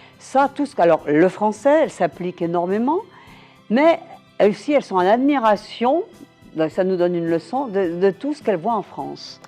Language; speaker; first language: French; native; French